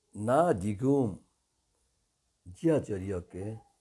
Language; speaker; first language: Korean; non-native, learner; Bangla